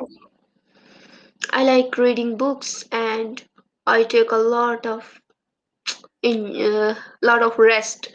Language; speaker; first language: English; non-native, learner; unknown